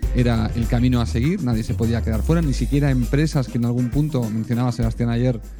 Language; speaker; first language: Spanish; native; Spanish